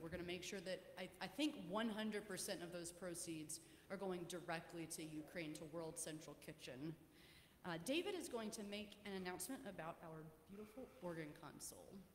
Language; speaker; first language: English; native; English